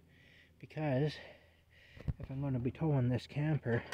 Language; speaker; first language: English; native; English